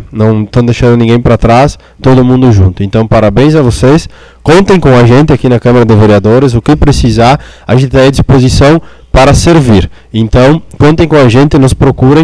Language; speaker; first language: Portuguese; native; Portuguese